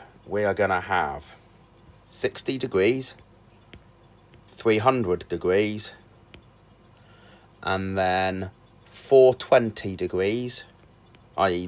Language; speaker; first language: English; native; English